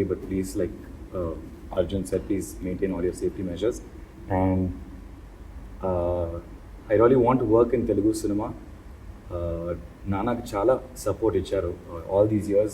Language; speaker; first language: Telugu; non-native, learner; Tamil